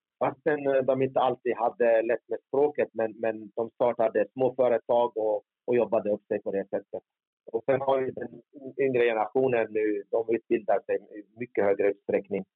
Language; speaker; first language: Swedish; early bilingual, other home language; Turoyo